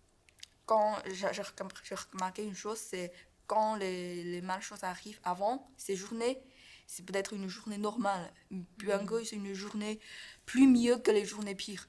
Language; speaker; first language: French; non-native, learner; Chinese